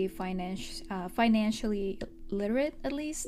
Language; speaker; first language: English; non-native, local second language; Filipino